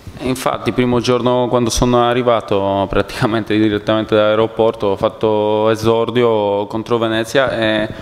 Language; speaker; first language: Italian; non-native, fluent; Polish